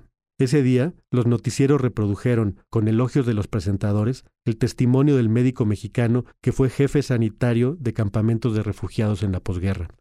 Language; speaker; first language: Spanish; native; Spanish